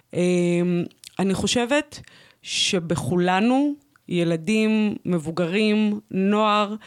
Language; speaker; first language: Hebrew; native; Hebrew